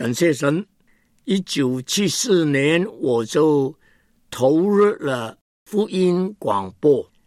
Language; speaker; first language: Chinese; non-native, local second language; Cantonese